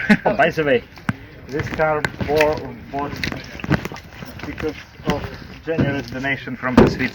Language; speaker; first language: English; non-native, learner; Ukrainian